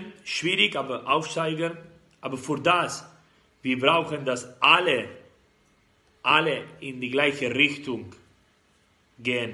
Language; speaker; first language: German; non-native, learner; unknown